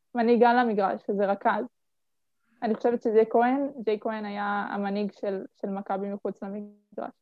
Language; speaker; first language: Hebrew; native; Hebrew